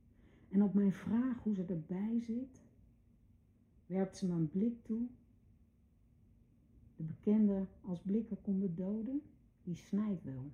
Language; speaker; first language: Dutch; native; Dutch